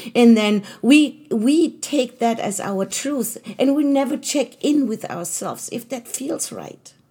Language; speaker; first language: English; non-native, fluent; German